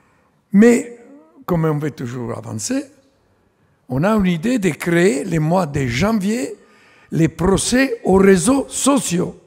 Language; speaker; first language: French; non-native, fluent; Italian